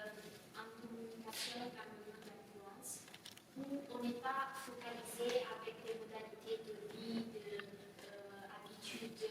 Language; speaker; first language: French; non-native, learner; Italian